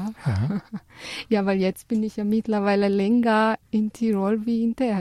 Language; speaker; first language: German; non-native, fluent; Persian